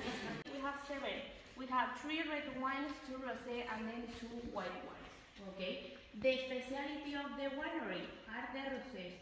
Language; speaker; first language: English; non-native, fluent; Spanish